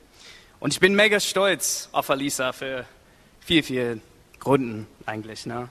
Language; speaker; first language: German; non-native, learner; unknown